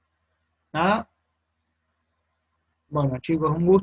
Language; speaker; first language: Spanish; native; Spanish